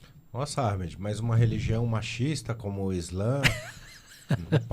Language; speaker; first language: Portuguese; native; Portuguese